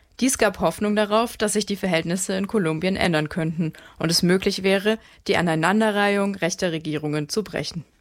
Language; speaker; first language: German; native; German